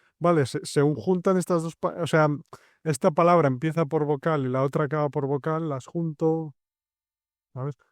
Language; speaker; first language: Spanish; native; Spanish